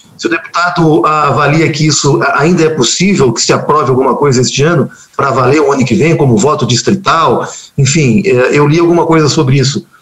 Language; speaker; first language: Portuguese; native; Portuguese